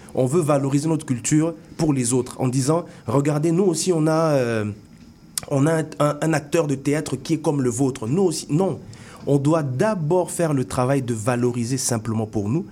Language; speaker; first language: French; non-native, local second language; Lingala